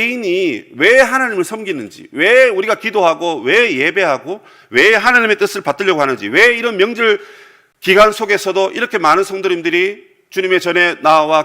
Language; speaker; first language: Korean; native; Korean